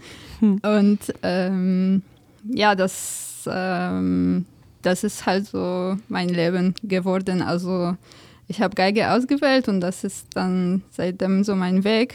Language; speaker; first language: German; non-native, fluent; Polish